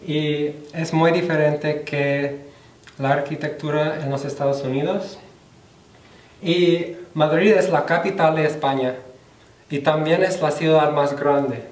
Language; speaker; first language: Spanish; non-native, fluent; English